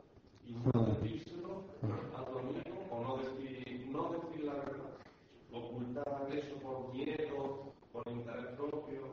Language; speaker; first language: Spanish; native; Spanish